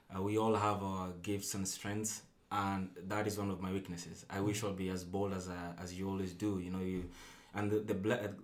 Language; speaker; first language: English; non-native, local second language; Luyia